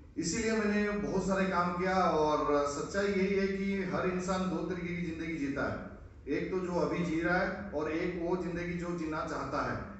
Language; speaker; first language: Hindi; non-native, local second language; Odia